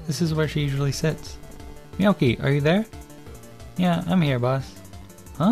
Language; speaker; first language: English; native; English